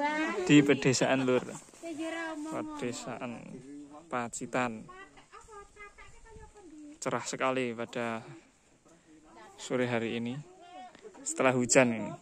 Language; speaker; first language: Indonesian; non-native, local second language; Javanese